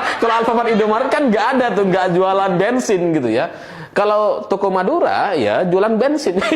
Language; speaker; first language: Indonesian; non-native, local second language; Madurese